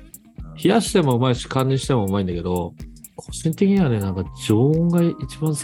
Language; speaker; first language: Japanese; native; Japanese